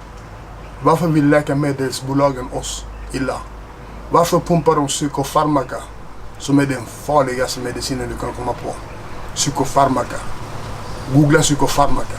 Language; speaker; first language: Swedish; non-native, fluent; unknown